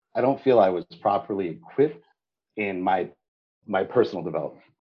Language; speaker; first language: English; native; English